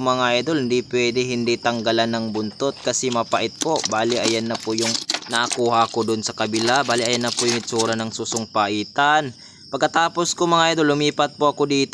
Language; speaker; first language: Filipino; native; Filipino